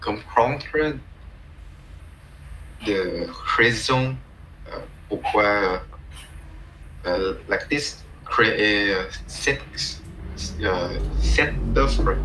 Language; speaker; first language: French; non-native, learner; Vietnamese